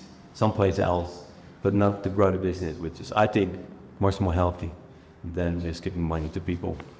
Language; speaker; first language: English; non-native, fluent; Dutch